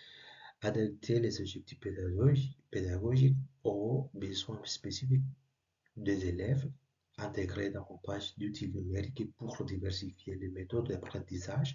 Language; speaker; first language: French; non-native, learner; Spanish